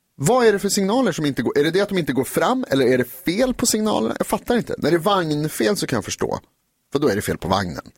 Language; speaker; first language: Swedish; native; Swedish